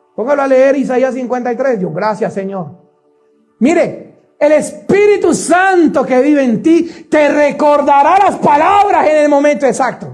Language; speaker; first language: Spanish; native; Spanish